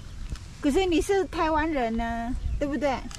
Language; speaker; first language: Chinese; non-native, fluent; Indonesian